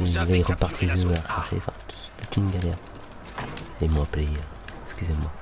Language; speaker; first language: French; native; French